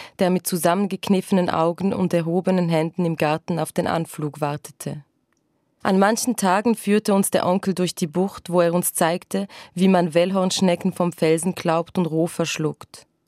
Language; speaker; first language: German; non-native, local second language; French